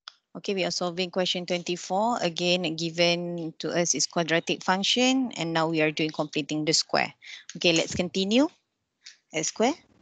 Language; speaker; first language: English; non-native, local second language; Malay